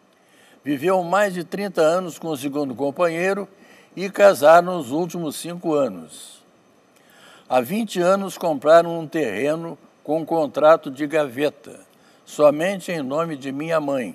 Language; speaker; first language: Portuguese; native; Portuguese